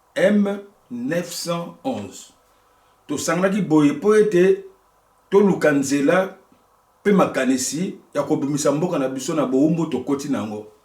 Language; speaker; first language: Lingala; native; Lingala